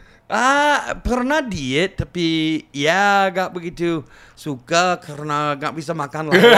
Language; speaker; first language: Indonesian; non-native, fluent; English